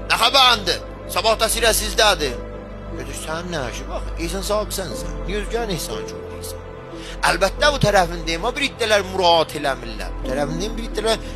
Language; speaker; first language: Azerbaijani; native; Azerbaijani